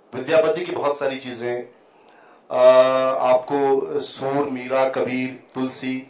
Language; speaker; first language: Hindi; native; Hindi